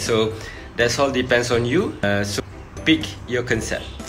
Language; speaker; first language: English; non-native, local second language; Malay